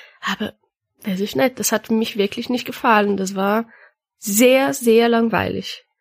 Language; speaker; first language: German; non-native, learner; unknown